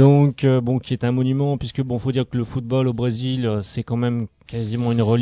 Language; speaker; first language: French; native; French